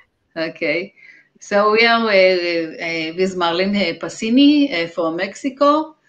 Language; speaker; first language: English; non-native, fluent; Hebrew